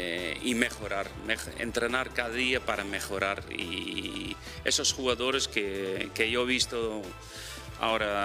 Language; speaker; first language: Spanish; non-native, fluent; Dutch